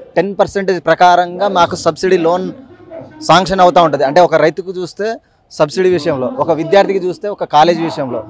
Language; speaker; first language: Telugu; non-native, local second language; Lambadi